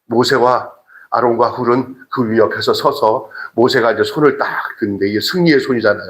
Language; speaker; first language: Korean; native; Korean